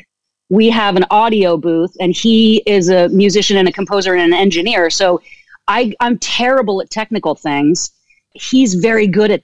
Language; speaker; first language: English; native; English